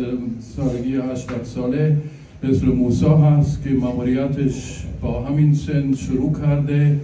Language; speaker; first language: Persian; non-native, fluent; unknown